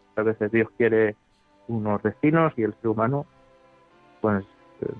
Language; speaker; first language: Spanish; native; Spanish